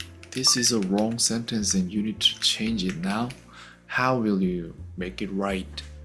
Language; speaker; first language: English; non-native, fluent; Korean